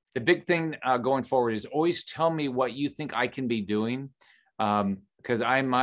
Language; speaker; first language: English; native; English